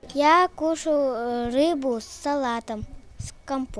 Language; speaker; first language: Russian; non-native, local second language; Ingush